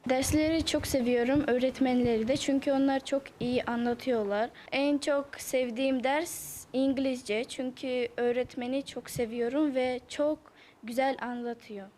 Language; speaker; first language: Turkish; early bilingual, heritage; Turkish